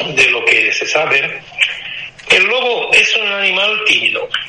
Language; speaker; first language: Spanish; non-native, fluent; Romanian